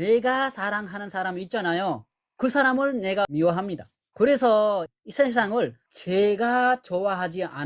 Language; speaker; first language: Korean; non-native, learner; Nepali